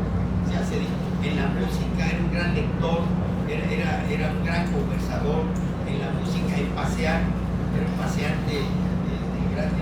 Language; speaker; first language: Spanish; native; Spanish